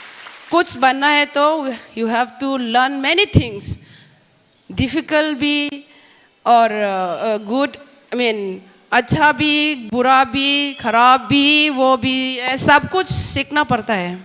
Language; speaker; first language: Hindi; non-native, local second language; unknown